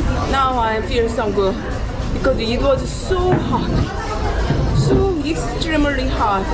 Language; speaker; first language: English; non-native, fluent; Korean